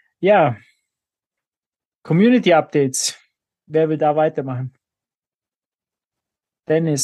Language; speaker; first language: German; native; German